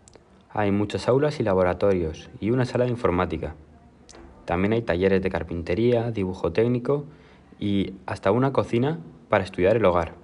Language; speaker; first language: Spanish; non-native, learner; English